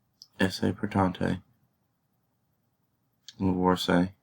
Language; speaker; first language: Spanish; non-native, learner; English